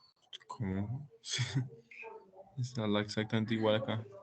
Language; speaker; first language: Spanish; native; Spanish